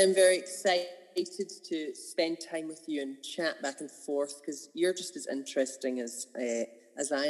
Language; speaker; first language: English; native; English